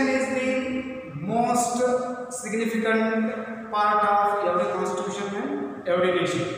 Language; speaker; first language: English; non-native, local second language; Kannada